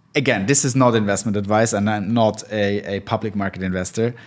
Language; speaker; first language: English; non-native, fluent; German